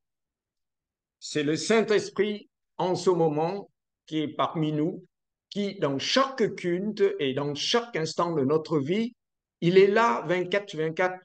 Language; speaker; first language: French; non-native, fluent; Vietnamese